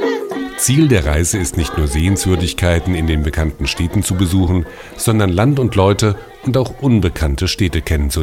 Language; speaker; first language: German; native; German